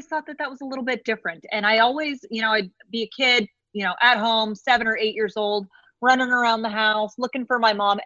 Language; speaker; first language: English; native; English